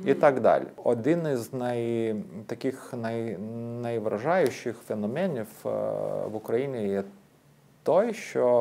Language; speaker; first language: Ukrainian; non-native, fluent; Lithuanian